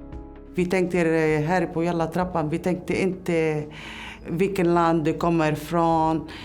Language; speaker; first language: Swedish; non-native, fluent; Arabic